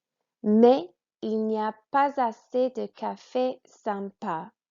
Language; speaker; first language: French; non-native, fluent; English